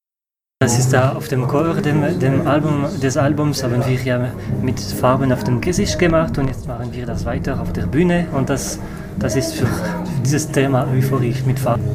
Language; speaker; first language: German; non-native, learner; French